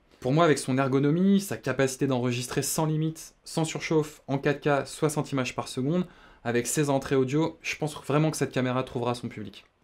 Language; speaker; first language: French; native; French